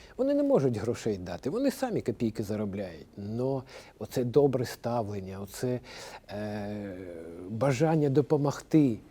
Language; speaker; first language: Ukrainian; non-native, local second language; Russian